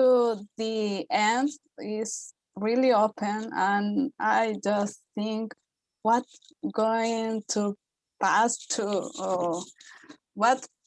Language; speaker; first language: English; non-native, learner; Spanish